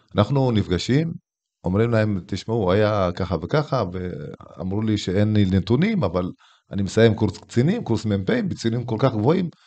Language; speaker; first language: Hebrew; early bilingual, other home language; Tigrinya